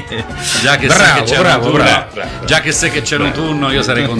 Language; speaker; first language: Italian; native; Italian